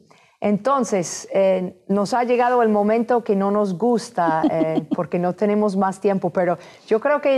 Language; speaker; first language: Spanish; non-native, fluent; English